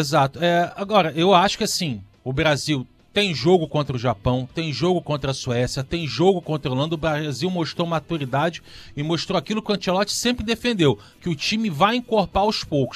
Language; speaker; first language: Portuguese; native; Portuguese